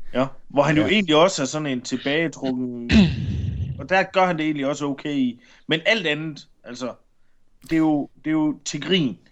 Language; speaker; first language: Danish; native; Danish